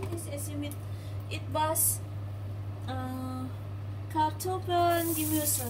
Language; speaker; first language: German; non-native, learner; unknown